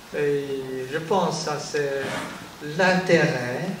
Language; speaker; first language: French; non-native, fluent; Chinese